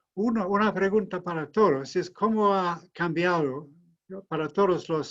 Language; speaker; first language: Spanish; non-native, fluent; English